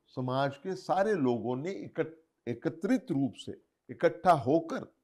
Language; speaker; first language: Hindi; non-native, local second language; Marathi